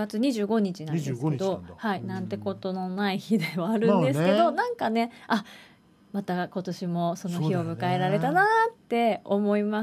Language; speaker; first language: Japanese; native; Japanese